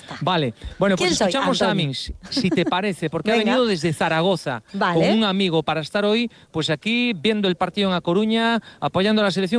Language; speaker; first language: Spanish; native; Spanish